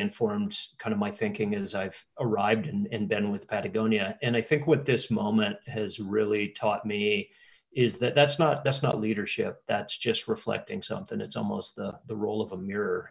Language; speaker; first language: English; native; English